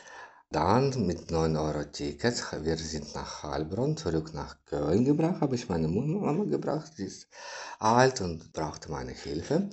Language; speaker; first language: German; non-native, learner; Ukrainian